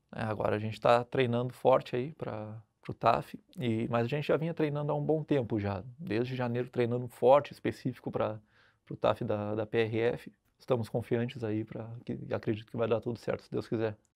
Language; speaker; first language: Portuguese; native; Portuguese